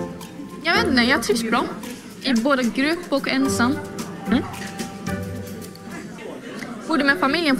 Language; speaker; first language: Swedish; early bilingual, other home language; Azerbaijani